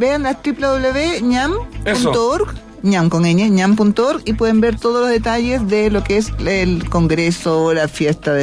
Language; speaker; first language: Spanish; native; Spanish